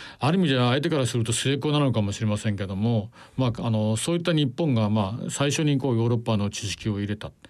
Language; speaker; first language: Japanese; native; Japanese